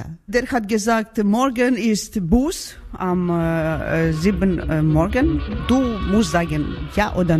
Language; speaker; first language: German; non-native, learner; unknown